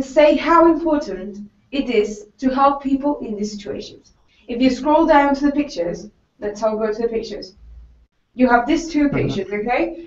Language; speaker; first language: English; non-native, fluent; Spanish